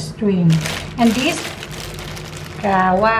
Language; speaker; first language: English; non-native, fluent; Thai